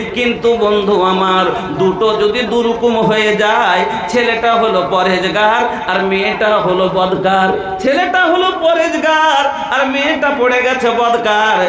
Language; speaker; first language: Bangla; non-native, local second language; Bhojpuri